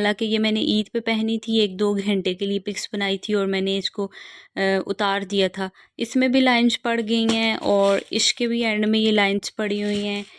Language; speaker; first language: Urdu; non-native, local second language; Punjabi